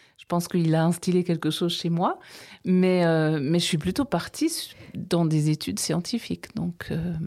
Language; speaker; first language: French; native; French